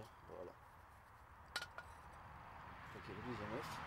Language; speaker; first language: French; native; French